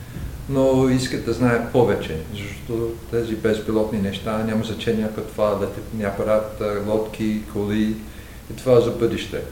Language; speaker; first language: Bulgarian; non-native, learner; English